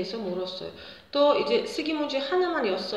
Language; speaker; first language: Korean; non-native, fluent; Uzbek